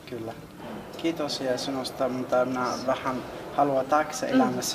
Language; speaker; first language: Finnish; non-native, learner; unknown